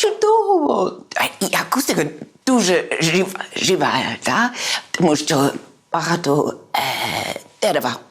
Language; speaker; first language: Ukrainian; early bilingual, heritage; English